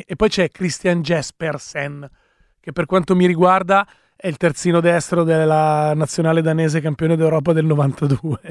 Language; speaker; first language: Italian; native; Italian